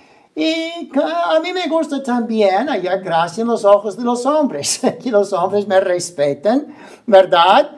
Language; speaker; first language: Spanish; non-native, fluent; English